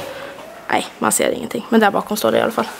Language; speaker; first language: Swedish; native; Swedish